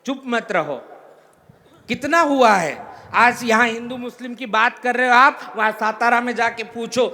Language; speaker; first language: Hindi; non-native, local second language; Marathi